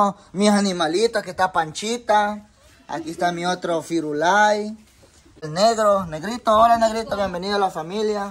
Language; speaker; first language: Spanish; native; Spanish